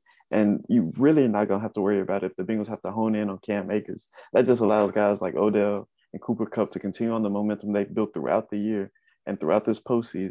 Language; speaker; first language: English; native; English